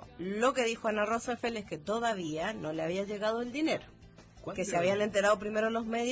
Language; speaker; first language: Spanish; native; Spanish